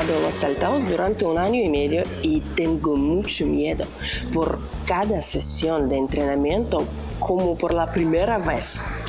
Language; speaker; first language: Spanish; non-native, learner; Russian